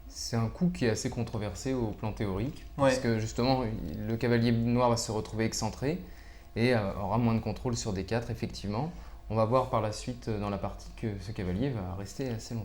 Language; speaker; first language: French; native; French